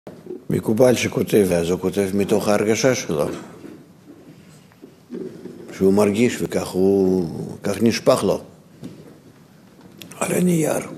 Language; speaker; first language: Hebrew; non-native, fluent; Russian